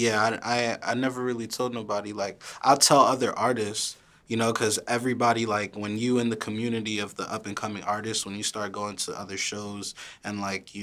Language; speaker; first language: English; early bilingual, other home language; Haitian Creole